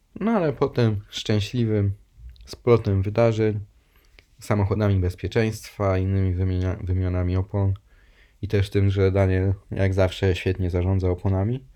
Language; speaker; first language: Polish; native; Polish